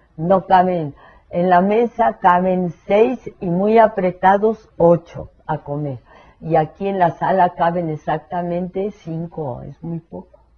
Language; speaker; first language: Spanish; early bilingual, other home language; French